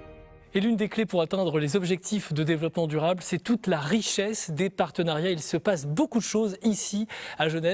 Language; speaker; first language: French; native; French